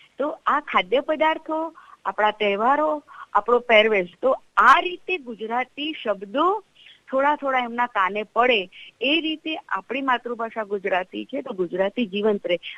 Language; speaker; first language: Gujarati; non-native, local second language; Marathi